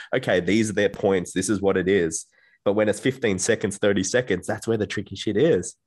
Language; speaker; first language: English; native; English